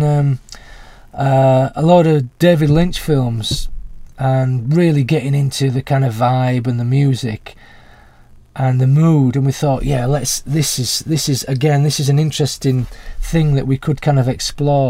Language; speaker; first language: English; native; English